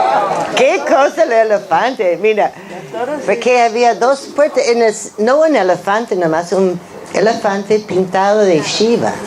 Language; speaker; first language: Spanish; non-native, fluent; English